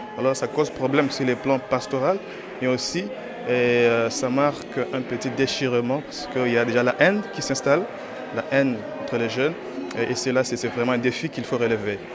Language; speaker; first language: French; non-native, local second language; Swahili